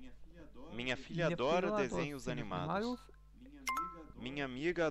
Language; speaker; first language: Portuguese; non-native, learner; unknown